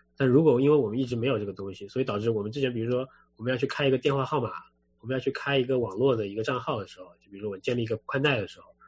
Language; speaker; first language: Chinese; native; Chinese